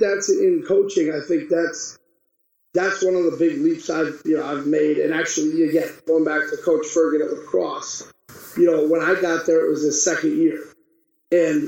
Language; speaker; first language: English; native; English